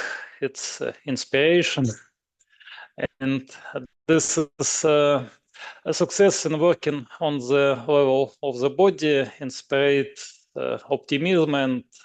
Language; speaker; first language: English; non-native, learner; Russian